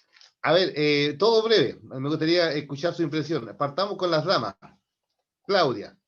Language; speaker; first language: Spanish; native; Spanish